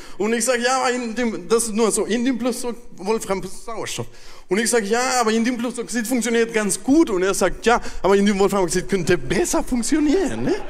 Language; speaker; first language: German; non-native, fluent; Spanish